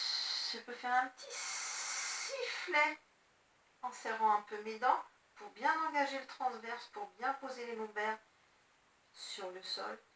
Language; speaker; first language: French; native; French